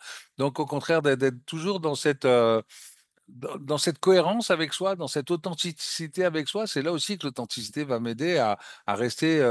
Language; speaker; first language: French; native; French